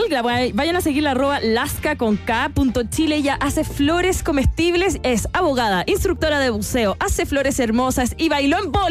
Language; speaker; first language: Spanish; native; Spanish